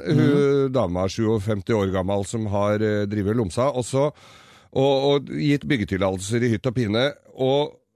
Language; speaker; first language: Norwegian; native; Norwegian